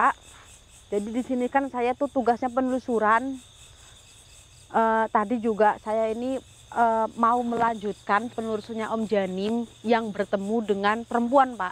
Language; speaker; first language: Indonesian; native; Indonesian